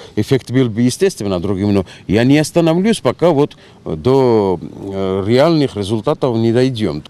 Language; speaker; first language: Russian; non-native, local second language; Georgian